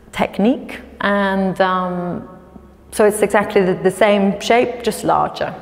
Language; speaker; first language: English; native; English